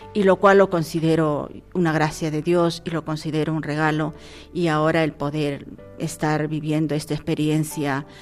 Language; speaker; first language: Spanish; native; Spanish